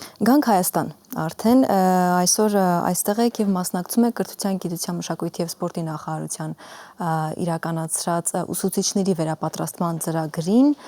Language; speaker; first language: Armenian; native; Armenian